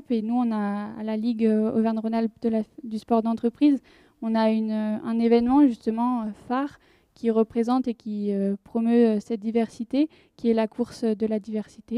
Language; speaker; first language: French; native; French